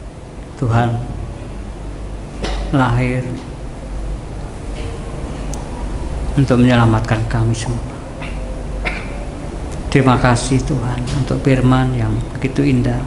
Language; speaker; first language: Indonesian; native; Indonesian